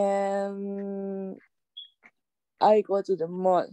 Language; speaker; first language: English; non-native, learner; Spanish